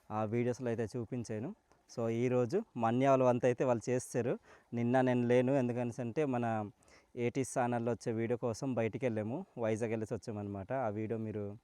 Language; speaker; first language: Telugu; non-native, local second language; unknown